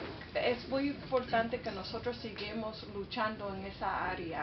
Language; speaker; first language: Spanish; early bilingual, heritage; Spanish